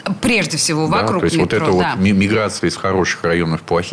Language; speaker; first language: Russian; native; Russian